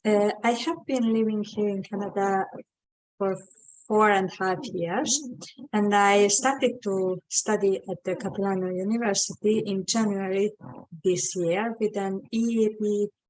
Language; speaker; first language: English; non-native, fluent; Hungarian